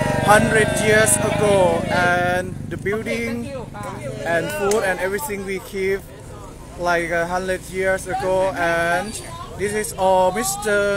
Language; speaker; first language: English; non-native, learner; Thai